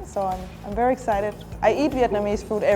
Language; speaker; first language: English; non-native, fluent; Danish